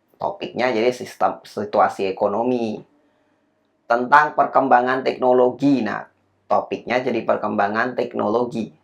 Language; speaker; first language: Indonesian; native; Indonesian